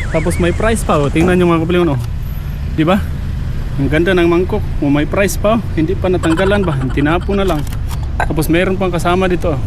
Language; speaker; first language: Filipino; non-native, local second language; Cebuano